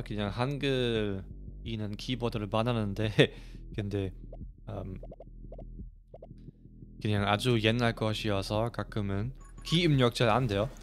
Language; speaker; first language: Korean; non-native, fluent; German